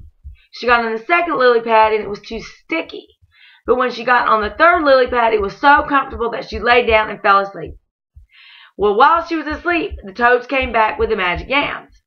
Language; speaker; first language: English; native; English